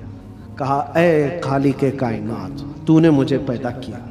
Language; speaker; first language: Urdu; native; Urdu